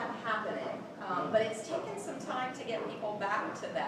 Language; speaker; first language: English; native; English